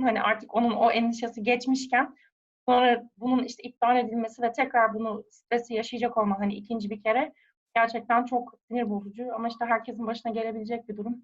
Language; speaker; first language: Turkish; native; Turkish